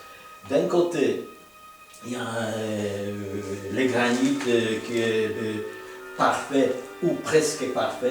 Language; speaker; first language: French; non-native, fluent; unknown